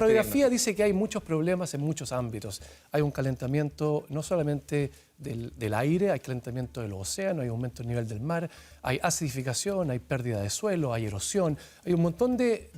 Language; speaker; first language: Spanish; native; Spanish